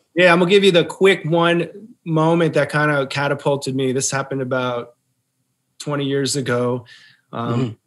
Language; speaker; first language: English; native; English